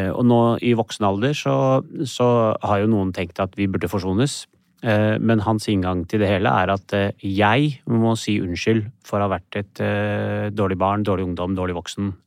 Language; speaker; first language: Norwegian; early bilingual, other home language; Urdu